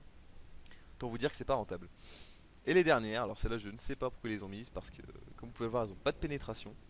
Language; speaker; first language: French; native; French